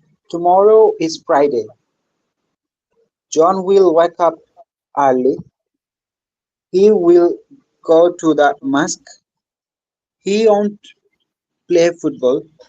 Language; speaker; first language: English; non-native, local second language; Bangla